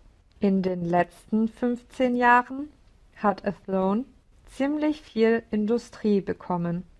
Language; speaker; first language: German; non-native, learner; English